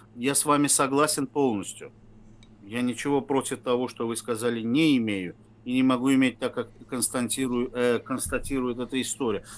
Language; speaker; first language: Russian; non-native, local second language; Azerbaijani